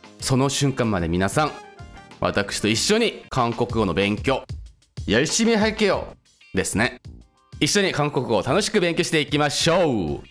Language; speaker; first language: Japanese; non-native, fluent; Korean